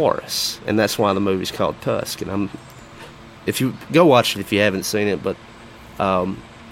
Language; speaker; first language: English; native; English